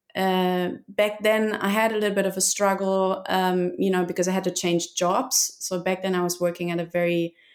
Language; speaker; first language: English; non-native, fluent; German